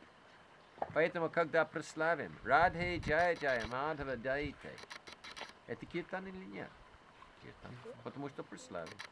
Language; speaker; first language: Russian; non-native, fluent; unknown